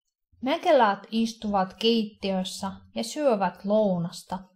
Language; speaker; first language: Finnish; non-native, fluent; Russian